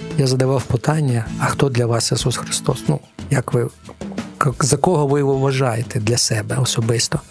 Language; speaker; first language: Ukrainian; non-native, local second language; Russian